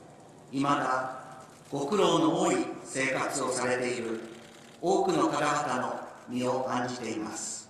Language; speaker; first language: Japanese; native; Japanese